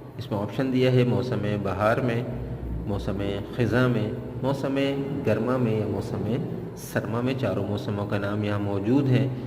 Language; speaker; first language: Urdu; native; Urdu